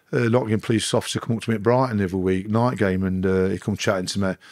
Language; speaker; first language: English; native; English